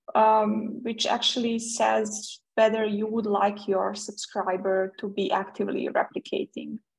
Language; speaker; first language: English; non-native, fluent; Serbian